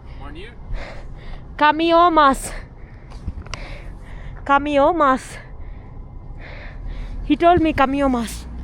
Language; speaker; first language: English; non-native, learner; Malayalam